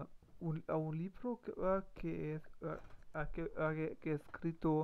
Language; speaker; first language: Spanish; non-native, learner; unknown